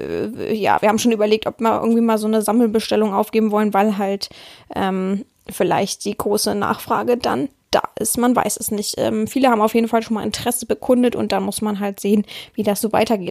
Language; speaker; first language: German; native; German